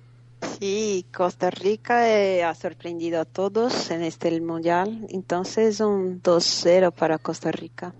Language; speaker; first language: Spanish; non-native, fluent; Portuguese